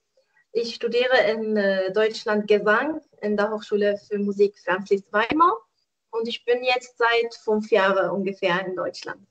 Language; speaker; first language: German; non-native, fluent; Arabic